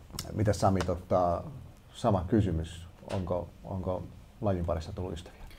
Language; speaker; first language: Finnish; native; Finnish